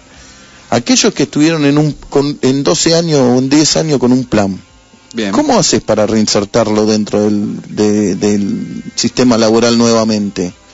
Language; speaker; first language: Spanish; native; Spanish